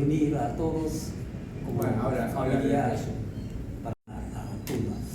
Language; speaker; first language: Spanish; non-native, learner; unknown